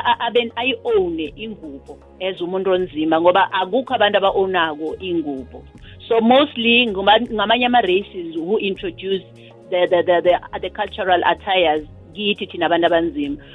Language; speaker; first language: Zulu; non-native, local second language; South Ndebele